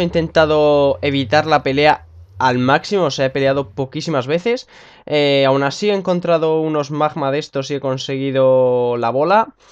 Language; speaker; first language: Spanish; native; Spanish